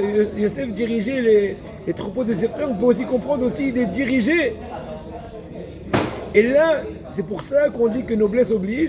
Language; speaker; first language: French; native; French